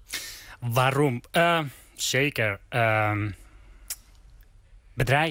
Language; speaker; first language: Dutch; non-native, learner; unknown